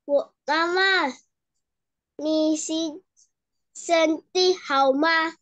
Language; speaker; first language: Chinese; non-native, learner; Indonesian